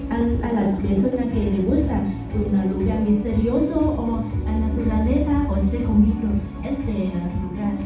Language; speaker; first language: Spanish; non-native, learner; Vietnamese